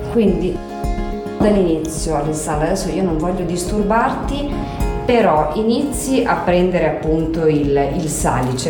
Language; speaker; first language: Italian; native; Italian